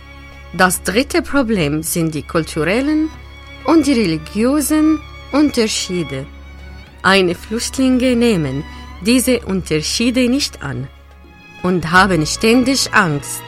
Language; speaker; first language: German; non-native, fluent; Arabic